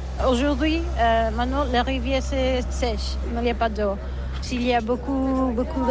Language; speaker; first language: French; non-native, learner; Catalan